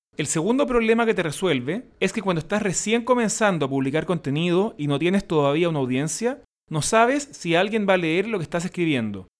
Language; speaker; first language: Spanish; native; Spanish